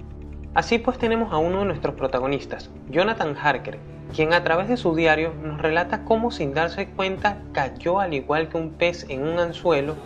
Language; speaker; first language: Spanish; native; Spanish